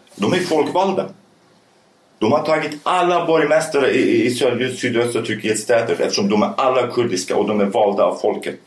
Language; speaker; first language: Swedish; early bilingual, other home language; Kurdish